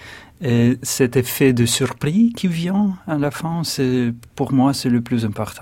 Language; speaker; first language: French; non-native, fluent; Russian